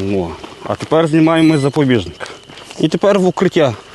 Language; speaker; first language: Ukrainian; native; Ukrainian